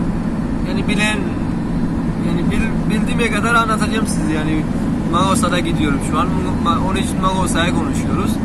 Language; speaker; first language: Turkish; non-native, learner; Urdu